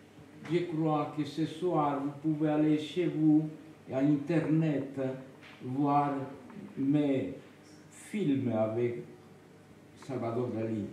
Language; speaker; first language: French; non-native, fluent; Spanish